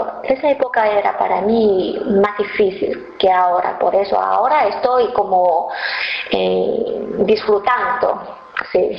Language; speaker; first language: Spanish; non-native, fluent; Chinese